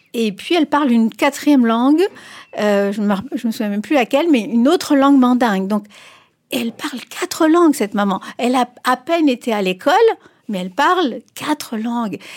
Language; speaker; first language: French; non-native, fluent; Spanish